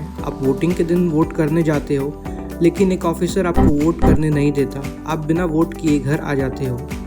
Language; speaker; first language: Hindi; native; Hindi